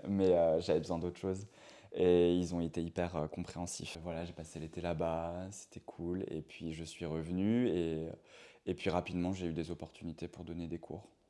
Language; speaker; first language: French; native; French